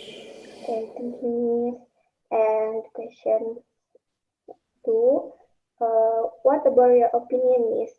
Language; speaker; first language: English; non-native, learner; Indonesian